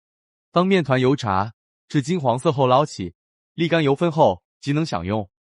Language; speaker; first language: Chinese; native; Chinese